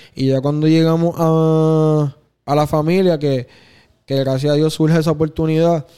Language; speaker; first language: Spanish; native; Spanish